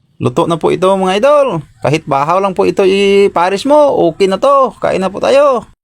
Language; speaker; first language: Filipino; non-native, local second language; Hiligaynon